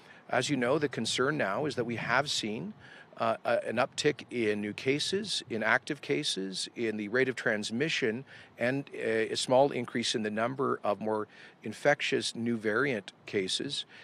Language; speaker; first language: English; native; English